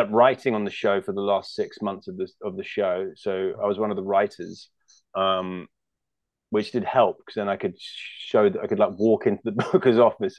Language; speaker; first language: English; native; English